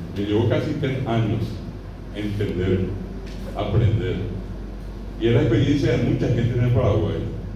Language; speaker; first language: Spanish; non-native, local second language; Guarani